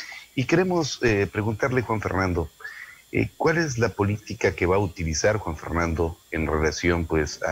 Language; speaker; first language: Spanish; native; Spanish